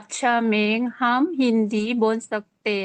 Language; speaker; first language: Hindi; non-native, learner; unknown